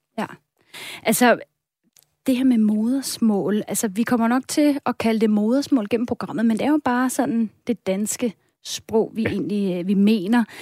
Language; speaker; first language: Danish; native; Danish